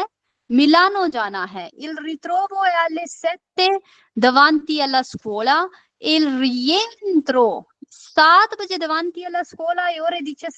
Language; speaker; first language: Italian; non-native, fluent; Urdu